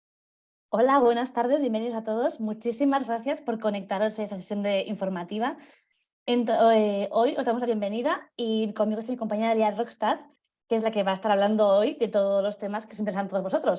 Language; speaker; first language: Spanish; native; Spanish